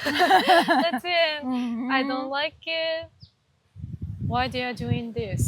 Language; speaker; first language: English; non-native, learner; Japanese